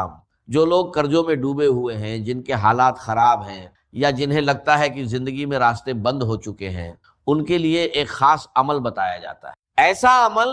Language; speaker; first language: Urdu; native; Urdu